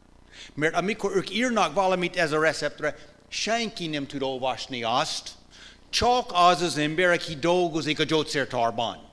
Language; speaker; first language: Hungarian; non-native, fluent; English